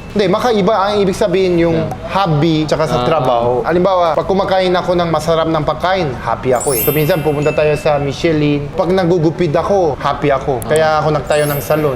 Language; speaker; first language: Filipino; non-native, fluent; Korean